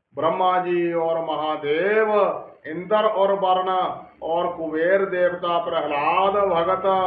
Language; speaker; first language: Hindi; non-native, local second language; Punjabi